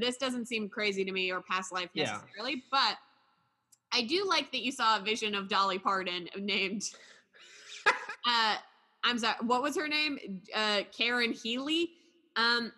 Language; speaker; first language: English; native; English